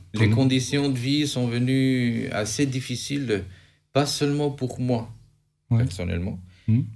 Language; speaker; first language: French; non-native, fluent; Albanian